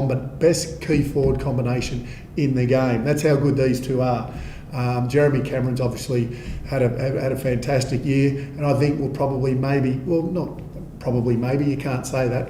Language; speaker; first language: English; native; English